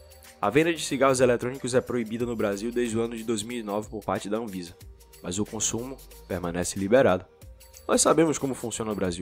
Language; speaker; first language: Portuguese; native; Portuguese